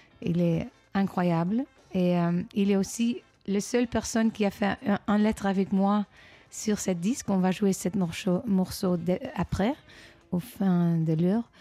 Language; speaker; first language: French; non-native, fluent; Dutch